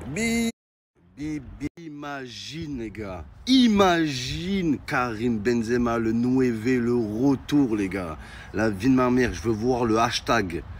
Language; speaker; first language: French; native; French